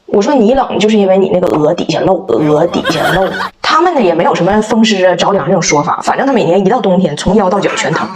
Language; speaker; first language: Chinese; native; Chinese